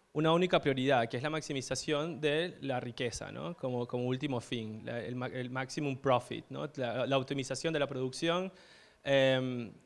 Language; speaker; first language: Spanish; native; Spanish